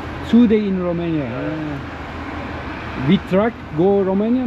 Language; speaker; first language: English; non-native, learner; Turkish